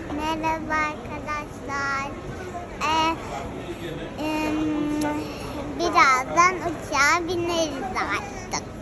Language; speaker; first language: Turkish; early bilingual, heritage; Turkish